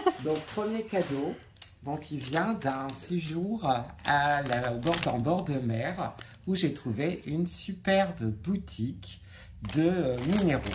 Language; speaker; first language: French; native; French